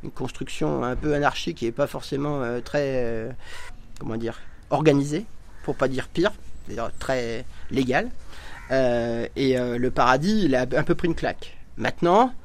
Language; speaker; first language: French; native; French